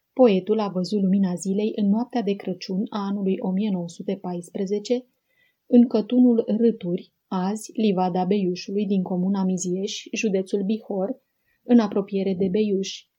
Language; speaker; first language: Romanian; native; Romanian